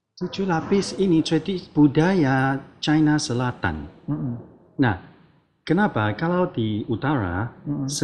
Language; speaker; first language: Indonesian; non-native, learner; Chinese